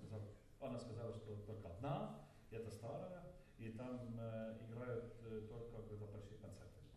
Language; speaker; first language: Russian; non-native, learner; Estonian